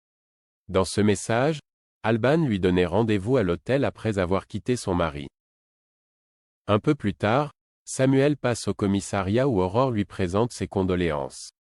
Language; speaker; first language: French; native; French